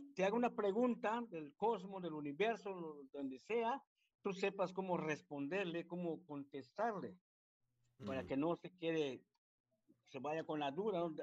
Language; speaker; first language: Spanish; native; Spanish